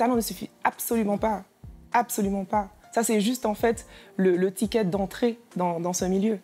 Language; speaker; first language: French; native; French